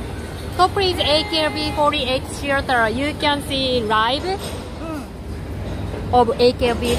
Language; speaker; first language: English; non-native, learner; Japanese